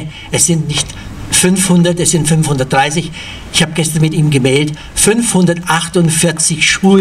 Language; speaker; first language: German; native; German